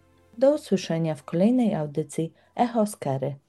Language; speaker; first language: Polish; native; Polish